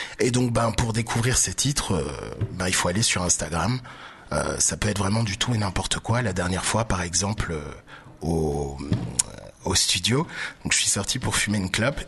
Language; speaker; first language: French; early bilingual, other home language; Baoulé